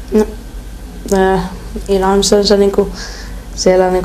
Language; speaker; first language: Finnish; early bilingual, other home language; Persian